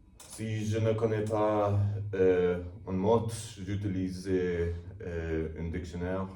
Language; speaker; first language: French; non-native, learner; English